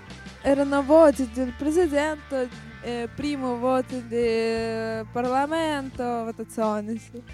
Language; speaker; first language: Italian; non-native, learner; Russian